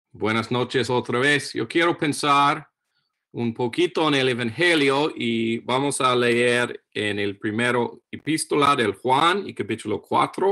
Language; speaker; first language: Spanish; non-native, learner; English